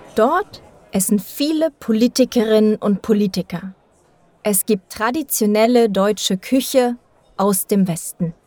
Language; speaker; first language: German; native; German